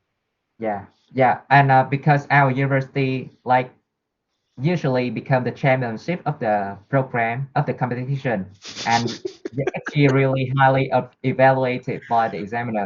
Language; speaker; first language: English; non-native, learner; Vietnamese